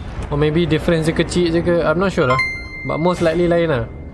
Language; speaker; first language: English; non-native, local second language; Malay